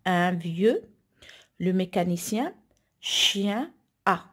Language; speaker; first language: French; non-native, local second language; Arabic